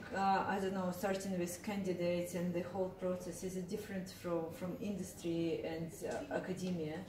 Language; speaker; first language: English; non-native, fluent; Russian